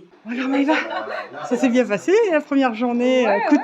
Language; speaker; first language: French; native; French